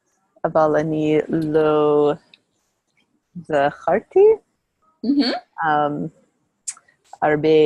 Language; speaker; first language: Hebrew; non-native, learner; English